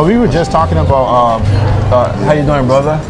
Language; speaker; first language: English; native; English